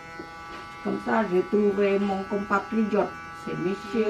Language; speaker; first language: French; non-native, fluent; Khmer